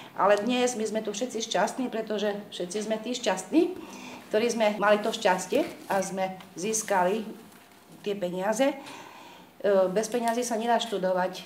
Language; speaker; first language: Slovak; non-native, local second language; Hungarian